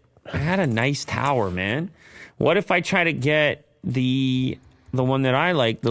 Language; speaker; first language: English; native; English